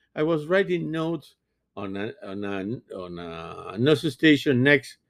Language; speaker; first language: English; non-native, fluent; French